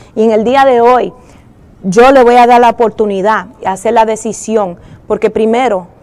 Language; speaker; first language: Spanish; early bilingual, heritage; Spanish